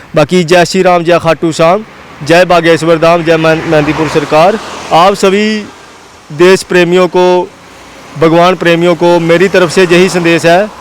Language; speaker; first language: Hindi; non-native, local second language; Dogri